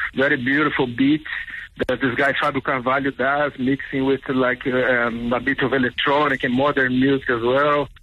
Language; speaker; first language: English; non-native, fluent; Portuguese